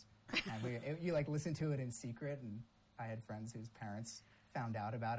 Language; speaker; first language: English; native; English